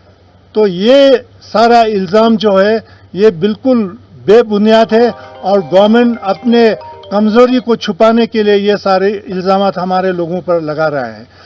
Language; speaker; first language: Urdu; non-native, local second language; Ladakhi